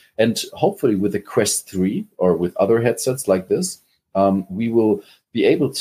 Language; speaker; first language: English; non-native, fluent; German